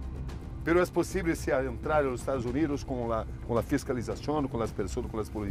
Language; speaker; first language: Spanish; non-native, learner; Portuguese